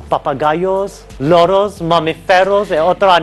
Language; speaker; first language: Spanish; non-native, learner; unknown